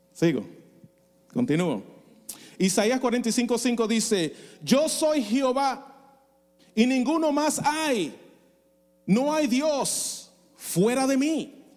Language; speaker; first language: Spanish; non-native, fluent; English